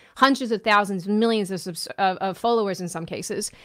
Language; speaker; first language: English; native; English